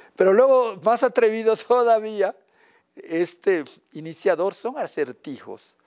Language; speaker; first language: Spanish; non-native, local second language; Yucateco